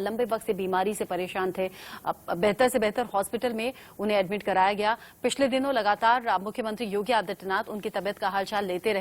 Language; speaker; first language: Hindi; native; Hindi